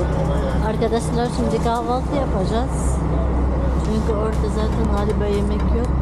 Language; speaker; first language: Turkish; non-native, learner; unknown